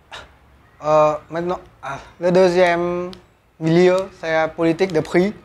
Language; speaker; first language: French; non-native, learner; Vietnamese